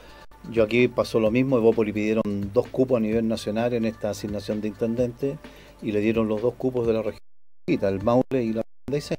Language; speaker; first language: Spanish; native; Spanish